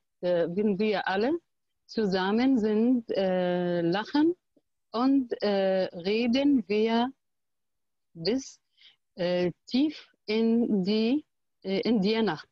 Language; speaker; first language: German; non-native, learner; Arabic